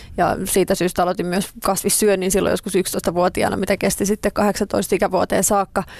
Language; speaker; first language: Finnish; native; Finnish